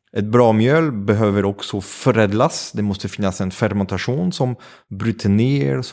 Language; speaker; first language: Swedish; non-native, fluent; French